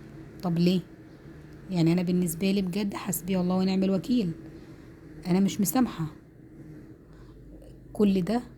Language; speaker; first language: Arabic; native; Arabic